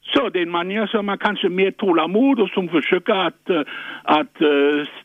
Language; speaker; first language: Swedish; non-native, fluent; French